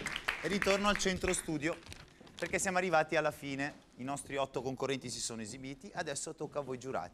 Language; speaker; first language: Italian; native; Italian